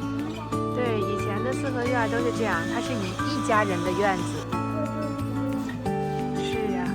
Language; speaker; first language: Chinese; native; Chinese